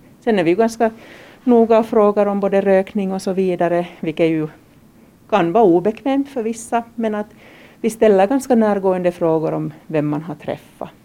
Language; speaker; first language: Swedish; native; Swedish